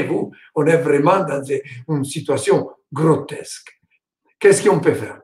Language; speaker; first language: French; non-native, fluent; Italian